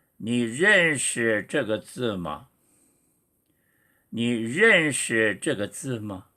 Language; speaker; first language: Chinese; non-native, fluent; Korean